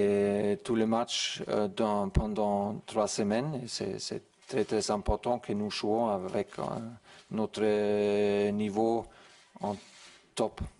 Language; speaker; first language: French; non-native, learner; German